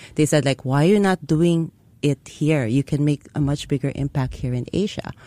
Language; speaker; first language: English; non-native, local second language; Filipino